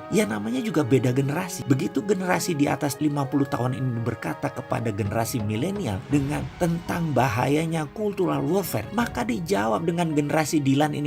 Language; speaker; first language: Indonesian; native; Indonesian